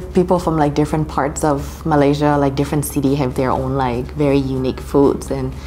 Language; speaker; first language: English; non-native, fluent; Vietnamese